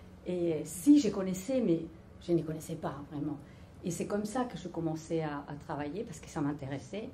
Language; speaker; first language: French; non-native, fluent; Spanish